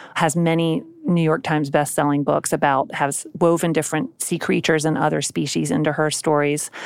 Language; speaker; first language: English; native; English